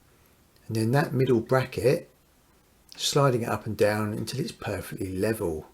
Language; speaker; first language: English; native; English